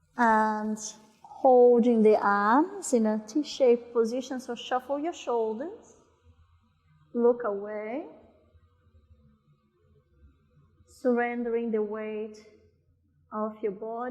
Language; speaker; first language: English; non-native, fluent; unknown